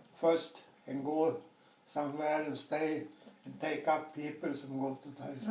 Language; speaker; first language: English; non-native, learner; Swedish